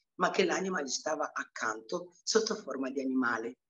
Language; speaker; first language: Italian; early bilingual, other home language; Romanian